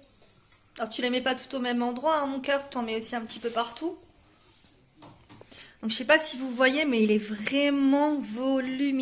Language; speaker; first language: French; native; French